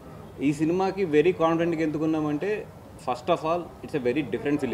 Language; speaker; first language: Telugu; native; Telugu